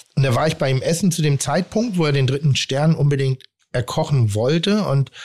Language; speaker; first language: German; native; German